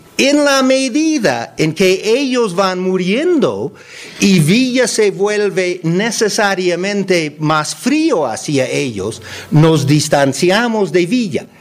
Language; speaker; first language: Spanish; non-native, fluent; English